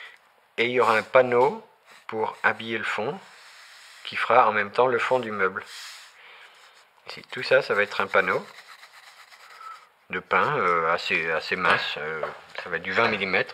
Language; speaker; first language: French; native; French